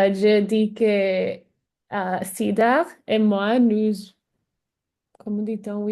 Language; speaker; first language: French; non-native, learner; Spanish